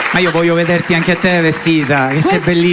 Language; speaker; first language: Italian; native; Italian